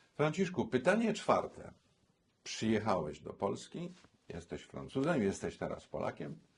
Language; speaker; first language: Polish; native; Polish